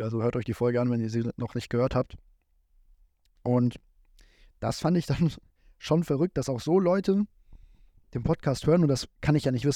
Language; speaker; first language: German; native; German